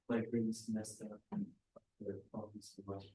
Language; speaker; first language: English; non-native, learner; Indonesian